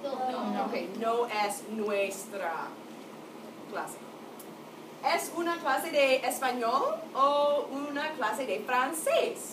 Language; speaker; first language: Spanish; non-native, fluent; English